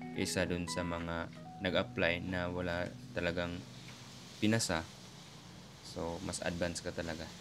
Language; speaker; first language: Filipino; native; Filipino